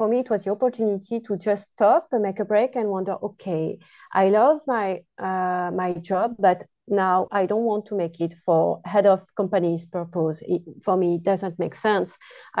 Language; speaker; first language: English; non-native, fluent; French